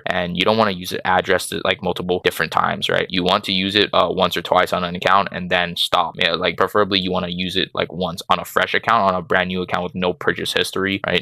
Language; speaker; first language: English; native; English